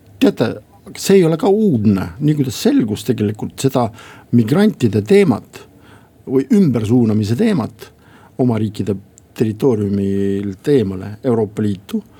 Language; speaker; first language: Estonian; non-native, local second language; Russian